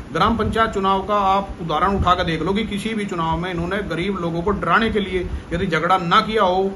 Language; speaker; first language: Hindi; native; Hindi